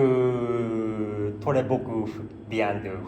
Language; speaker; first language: French; non-native, learner; Japanese